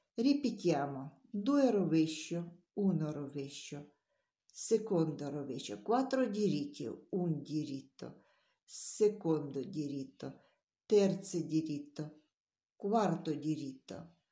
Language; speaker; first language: Italian; non-native, learner; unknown